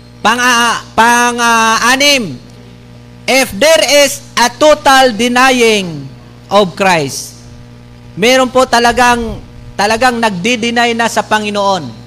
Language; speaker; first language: Filipino; non-native, local second language; Bikol